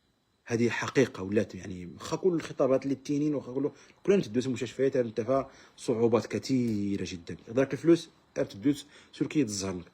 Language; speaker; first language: Arabic; non-native, local second language; Berber languages